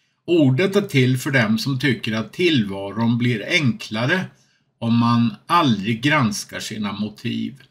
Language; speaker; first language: Swedish; native; Swedish